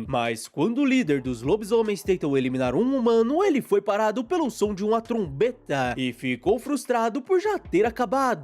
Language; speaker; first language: Portuguese; native; Portuguese